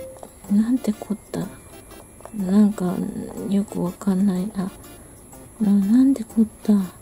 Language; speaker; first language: Japanese; native; Japanese